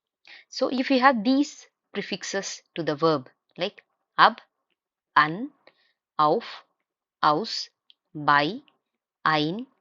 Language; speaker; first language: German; non-native, fluent; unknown